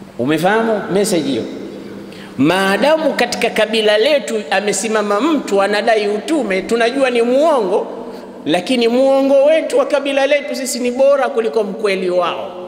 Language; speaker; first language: Swahili; native; Swahili